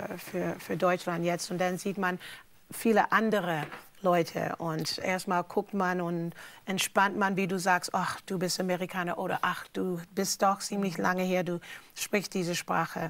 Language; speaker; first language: German; non-native, fluent; English